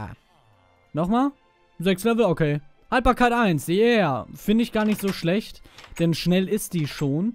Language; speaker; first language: German; native; German